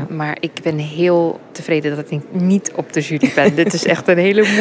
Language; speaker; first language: Dutch; non-native, fluent; English